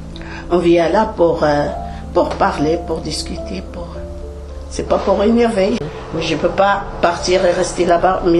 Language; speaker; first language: French; non-native, learner; Arabic